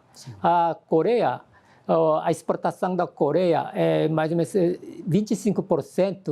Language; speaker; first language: Portuguese; non-native, learner; Korean